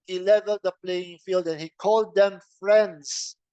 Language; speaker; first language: English; non-native, local second language; Filipino